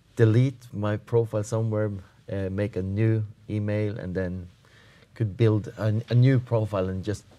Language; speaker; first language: English; non-native, fluent; Norwegian